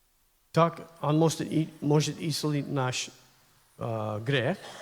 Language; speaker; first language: Russian; non-native, learner; English